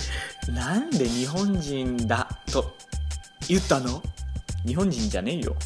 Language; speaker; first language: Japanese; non-native, fluent; English